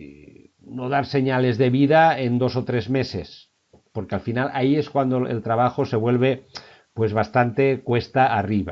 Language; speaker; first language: Spanish; native; Spanish